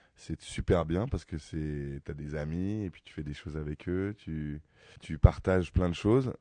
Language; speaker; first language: French; native; French